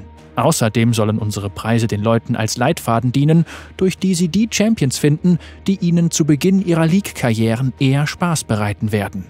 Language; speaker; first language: German; native; German